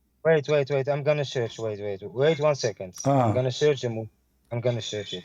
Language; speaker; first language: English; non-native, learner; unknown